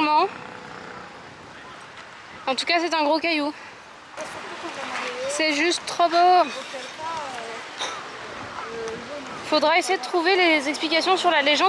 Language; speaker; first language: French; native; French